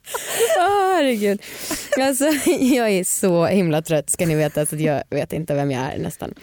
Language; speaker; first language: Swedish; native; Swedish